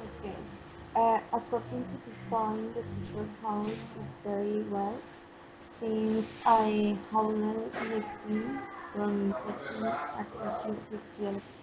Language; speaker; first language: English; non-native, learner; Spanish